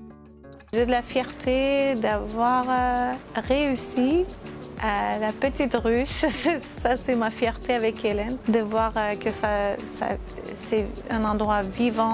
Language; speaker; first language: French; non-native, fluent; Armenian